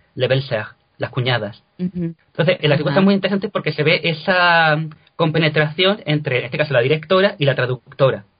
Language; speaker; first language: Spanish; native; Spanish